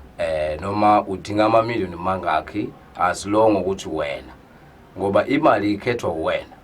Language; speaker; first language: Zulu; native; Zulu